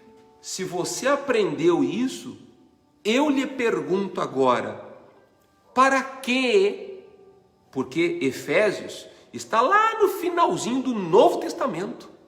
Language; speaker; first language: Portuguese; native; Portuguese